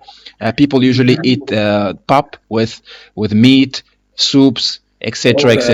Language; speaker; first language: English; non-native, fluent; Lingala